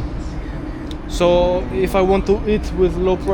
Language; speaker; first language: English; non-native, learner; French